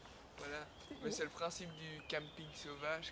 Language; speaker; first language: French; native; French